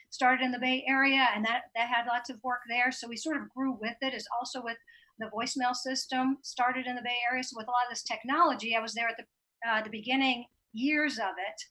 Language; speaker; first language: English; native; English